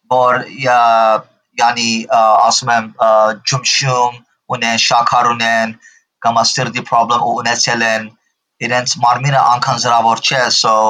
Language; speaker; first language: Armenian; early bilingual, heritage; Armenian